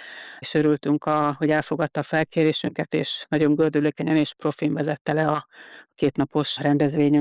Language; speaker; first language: Hungarian; native; Hungarian